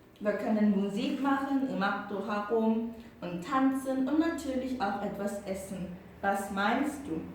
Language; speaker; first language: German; non-native, fluent; Korean